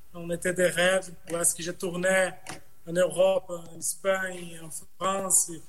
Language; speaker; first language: French; non-native, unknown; Portuguese